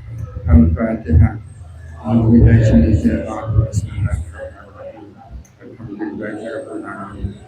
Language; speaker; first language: Arabic; non-native, fluent; Indonesian